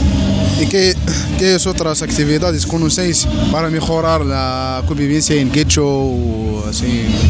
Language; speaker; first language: Spanish; non-native, learner; Arabic